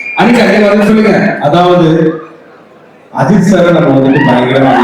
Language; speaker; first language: Tamil; native; Tamil